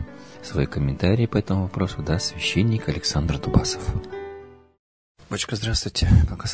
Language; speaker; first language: Russian; native; Russian